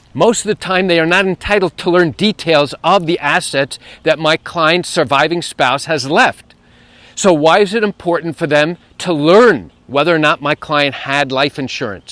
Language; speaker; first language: English; native; English